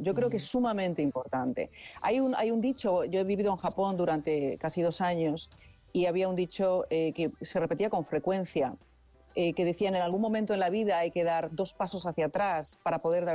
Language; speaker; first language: Spanish; native; Spanish